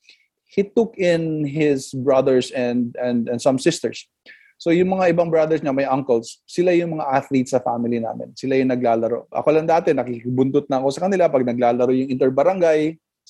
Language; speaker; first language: English; non-native, local second language; Cebuano